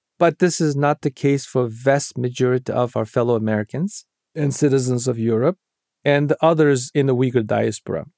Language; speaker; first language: English; non-native, fluent; Uyghur